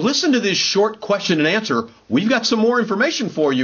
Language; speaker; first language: English; native; English